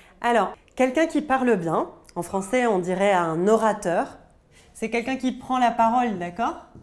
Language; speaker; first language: French; native; French